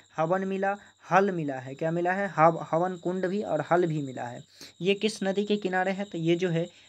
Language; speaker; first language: Hindi; native; Hindi